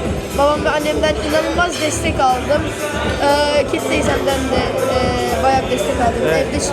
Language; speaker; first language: Turkish; early bilingual, heritage; Turkish